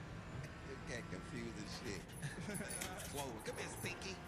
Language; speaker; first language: English; native; English